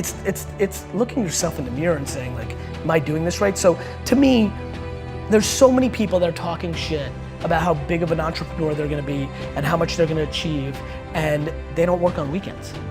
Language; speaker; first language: English; early bilingual, other home language; Russian